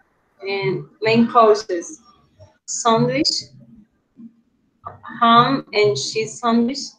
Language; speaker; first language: English; non-native, learner; Spanish